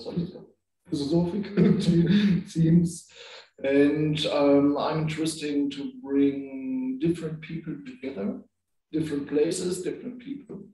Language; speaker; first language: English; non-native, learner; German